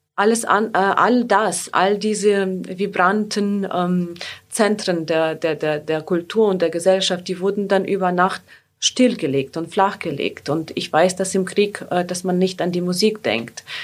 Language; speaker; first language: German; non-native, fluent; Ukrainian